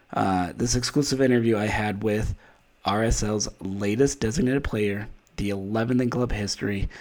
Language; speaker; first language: English; native; English